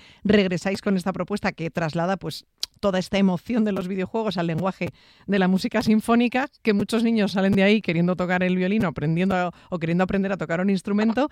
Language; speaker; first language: Spanish; native; Spanish